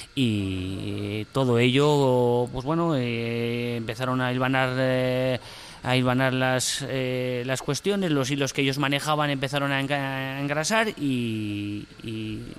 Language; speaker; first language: Spanish; native; Spanish